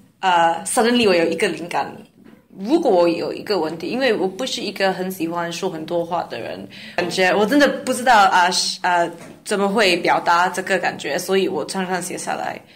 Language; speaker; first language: Chinese; non-native, learner; English